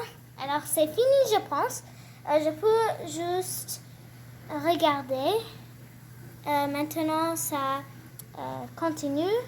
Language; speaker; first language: French; non-native, learner; English